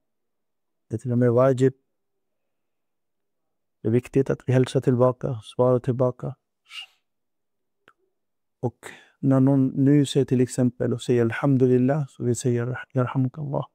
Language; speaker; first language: Swedish; non-native, fluent; Urdu